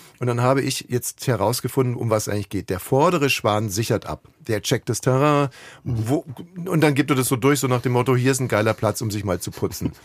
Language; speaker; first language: German; native; German